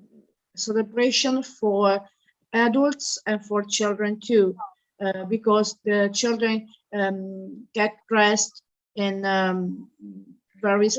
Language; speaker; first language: English; non-native, learner; Italian